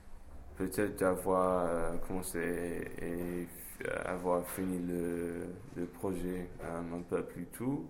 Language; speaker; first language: French; non-native, fluent; English